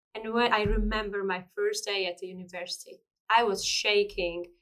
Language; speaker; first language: English; non-native, fluent; Georgian